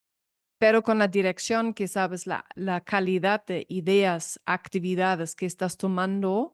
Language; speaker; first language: Spanish; non-native, fluent; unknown